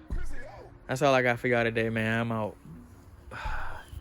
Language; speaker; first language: English; native; English